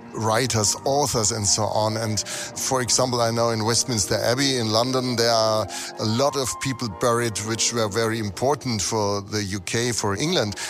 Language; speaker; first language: English; non-native, fluent; German